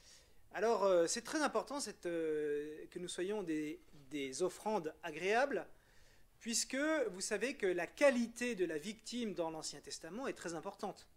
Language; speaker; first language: French; native; French